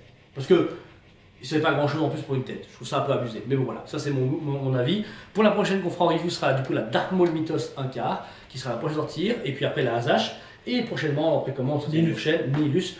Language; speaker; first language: French; native; French